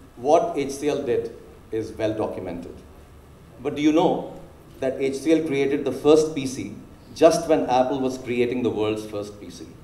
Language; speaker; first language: English; non-native, local second language; Hindi